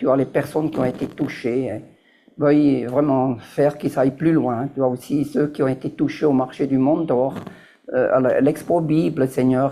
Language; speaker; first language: French; native; French